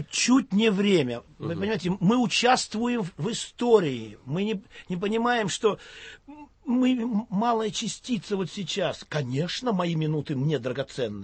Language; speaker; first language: Russian; native; Russian